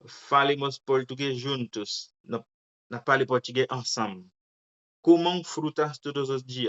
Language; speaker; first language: Portuguese; non-native, learner; Haitian Creole